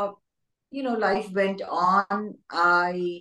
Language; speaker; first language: English; non-native, local second language; Hindi